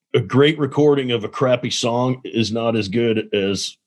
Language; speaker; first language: English; native; English